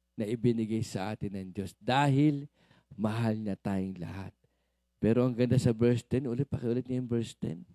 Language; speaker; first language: Filipino; native; Filipino